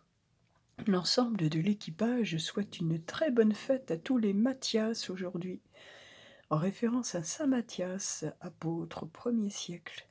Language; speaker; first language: French; native; French